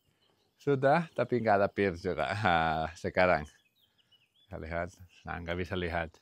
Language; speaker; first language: Indonesian; non-native, learner; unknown